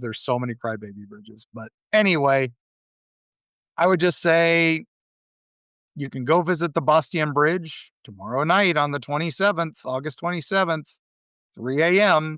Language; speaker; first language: English; native; English